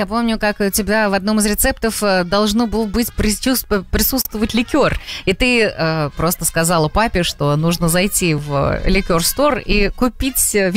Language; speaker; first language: Russian; native; Russian